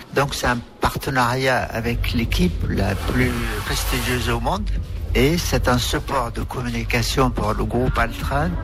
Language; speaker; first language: French; non-native, fluent; Arabic